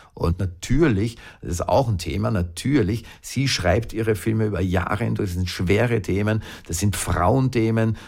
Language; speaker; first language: German; native; German